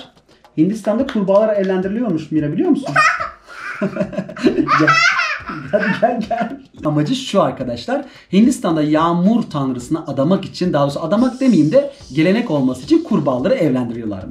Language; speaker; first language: Turkish; native; Turkish